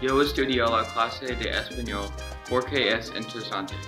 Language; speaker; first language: Spanish; non-native, learner; English